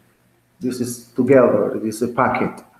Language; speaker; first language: English; non-native, learner; Spanish